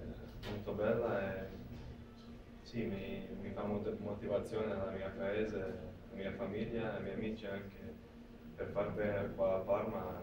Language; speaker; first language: Italian; non-native, learner; Latvian